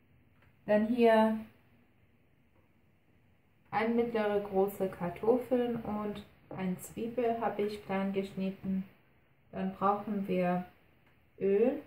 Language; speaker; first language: German; non-native, fluent; Persian